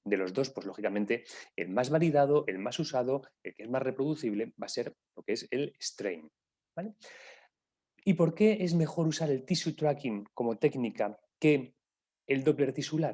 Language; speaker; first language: Spanish; native; Spanish